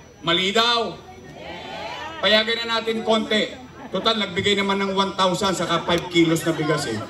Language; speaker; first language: Filipino; native; Filipino